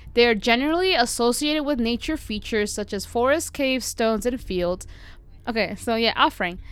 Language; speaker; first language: English; early bilingual, other home language; Spanish